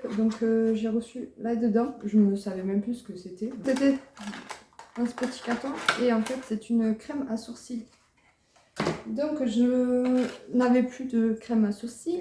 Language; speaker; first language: French; native; French